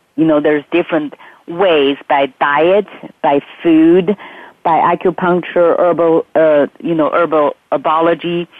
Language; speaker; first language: English; non-native, fluent; Chinese